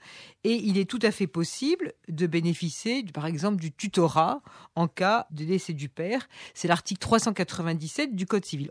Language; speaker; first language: French; native; French